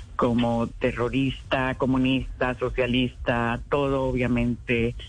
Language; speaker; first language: Spanish; native; Spanish